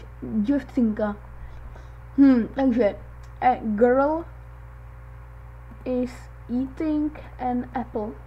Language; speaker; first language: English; non-native, learner; Czech